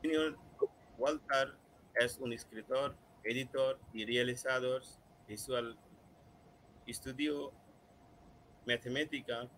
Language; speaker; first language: Spanish; non-native, learner; Bangla